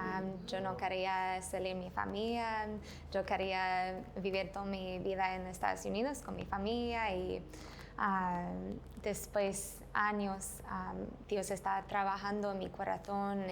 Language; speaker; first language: Spanish; non-native, learner; English